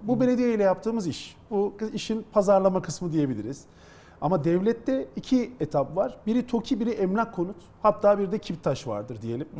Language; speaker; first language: Turkish; native; Turkish